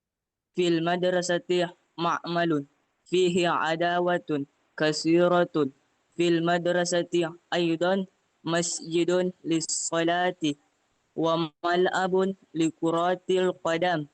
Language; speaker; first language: Arabic; non-native, learner; Indonesian